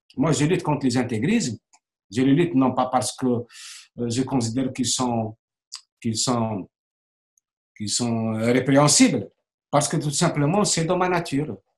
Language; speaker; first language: French; non-native, local second language; Arabic